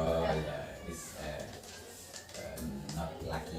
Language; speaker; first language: English; non-native, learner; Indonesian